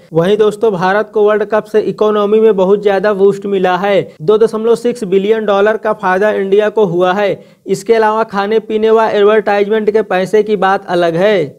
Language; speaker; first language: Hindi; native; Hindi